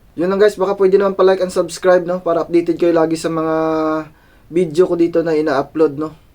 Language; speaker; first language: Filipino; non-native, local second language; Cebuano